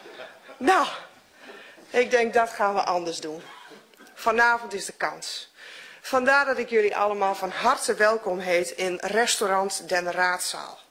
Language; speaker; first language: Dutch; native; Dutch